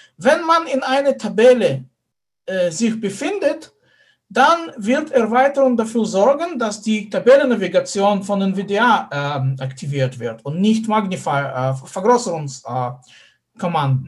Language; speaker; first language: German; non-native, fluent; Russian